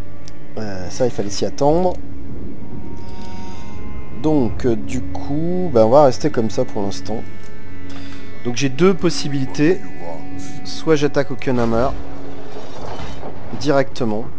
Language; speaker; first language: French; native; French